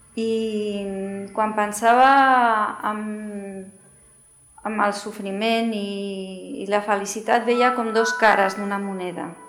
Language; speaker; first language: Catalan; non-native, local second language; Spanish